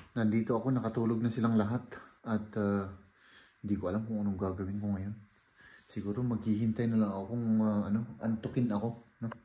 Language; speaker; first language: Filipino; native; Filipino